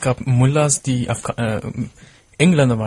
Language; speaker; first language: German; non-native, fluent; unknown